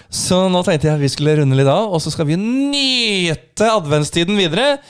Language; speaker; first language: Norwegian; native; Norwegian